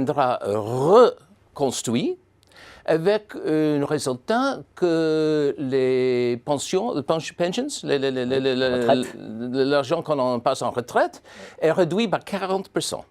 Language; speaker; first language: French; non-native, fluent; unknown